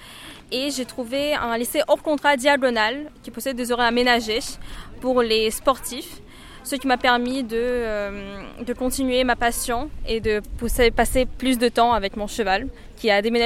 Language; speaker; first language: French; non-native, fluent; Russian